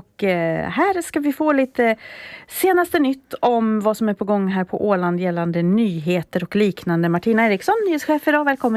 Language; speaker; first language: Swedish; native; Swedish